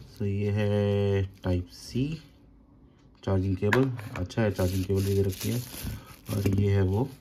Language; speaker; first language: Hindi; native; Hindi